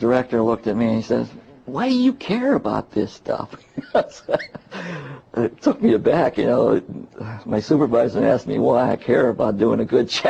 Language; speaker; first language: English; native; English